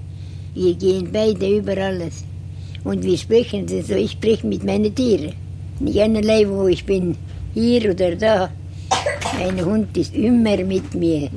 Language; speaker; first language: German; non-native, learner; Estonian